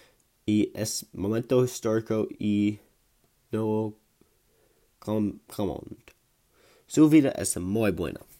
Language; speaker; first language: Spanish; non-native, learner; English